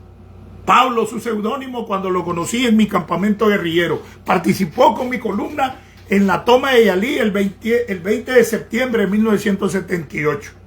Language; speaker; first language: Spanish; native; Spanish